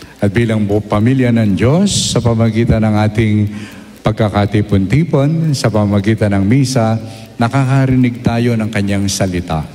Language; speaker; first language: Filipino; non-native, local second language; Pampanga